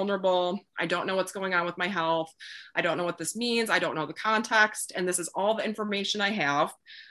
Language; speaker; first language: English; native; English